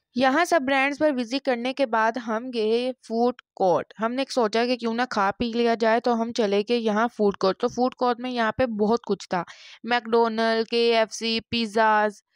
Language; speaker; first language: Urdu; non-native, local second language; Punjabi